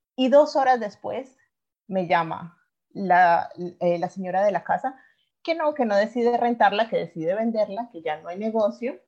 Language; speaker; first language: Spanish; native; Spanish